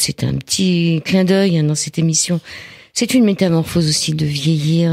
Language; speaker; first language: French; native; French